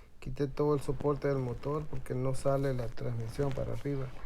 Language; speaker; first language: Spanish; native; Spanish